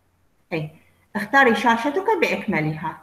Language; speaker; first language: Arabic; native; Arabic